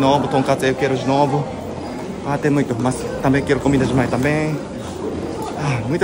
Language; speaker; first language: Portuguese; non-native, learner; Japanese